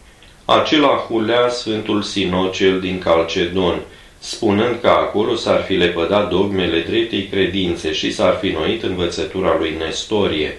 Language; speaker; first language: Romanian; native; Romanian